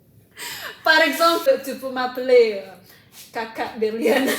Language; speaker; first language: French; non-native, fluent; Indonesian